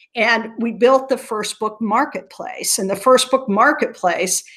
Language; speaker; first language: English; native; English